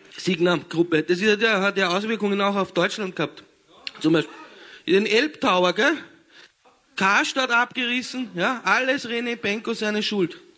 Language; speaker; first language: German; native; German